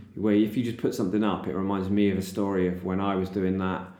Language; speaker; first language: English; native; English